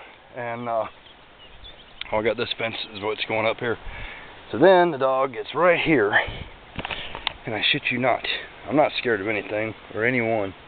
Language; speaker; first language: English; native; English